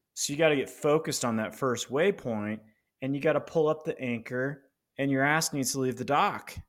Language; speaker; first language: English; native; English